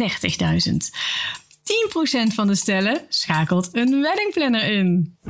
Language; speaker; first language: Dutch; native; Dutch